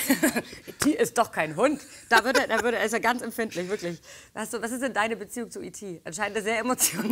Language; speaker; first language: German; native; German